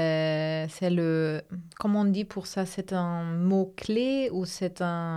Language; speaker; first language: French; non-native, fluent; German